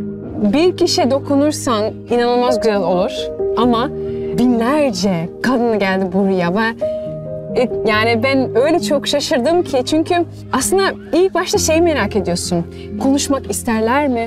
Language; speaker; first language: Turkish; early bilingual, heritage; Turkish